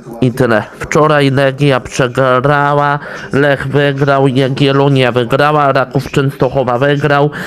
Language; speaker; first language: Polish; native; Polish